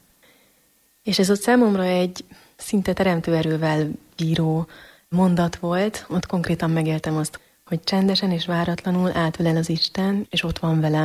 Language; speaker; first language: Hungarian; native; Hungarian